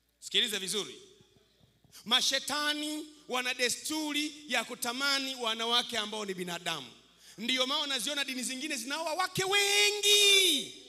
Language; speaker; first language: Swahili; native; Swahili